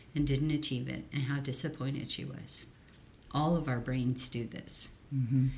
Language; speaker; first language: English; early bilingual, other home language; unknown